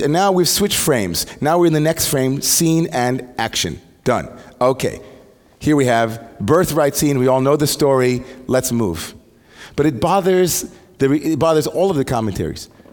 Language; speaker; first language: English; native; English